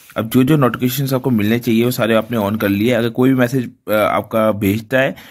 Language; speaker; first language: Hindi; native; Hindi